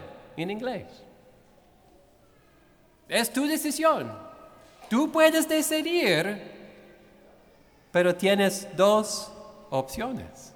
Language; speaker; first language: Spanish; non-native, fluent; English